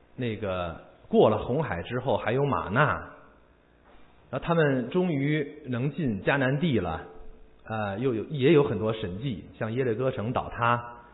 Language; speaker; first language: Chinese; native; Chinese